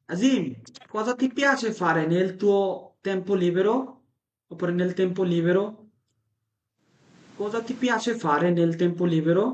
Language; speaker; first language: Italian; non-native, fluent; Bangla